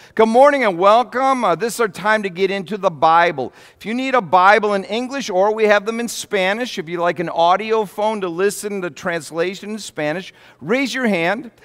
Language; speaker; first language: English; native; English